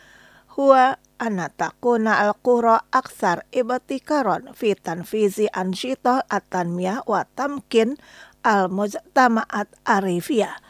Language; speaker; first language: Arabic; non-native, learner; Indonesian